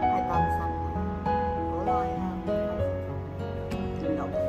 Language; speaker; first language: Cantonese; non-native, learner; Thai